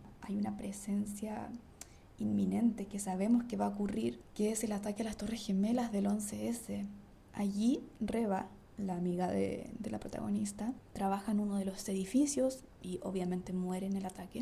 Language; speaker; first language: Spanish; native; Spanish